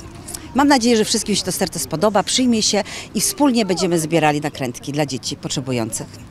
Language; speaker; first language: Polish; native; Polish